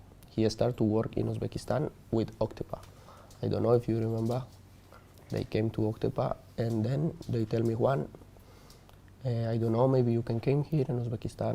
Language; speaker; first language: English; non-native, learner; Spanish